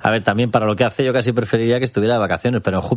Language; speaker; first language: Spanish; native; Spanish